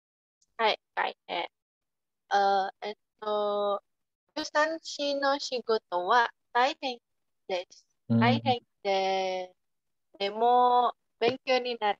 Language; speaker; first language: Japanese; non-native, learner; Indonesian